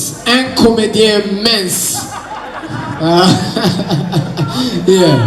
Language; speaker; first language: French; non-native, learner; Kinyarwanda